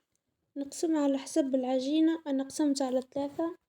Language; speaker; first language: Arabic; native; Arabic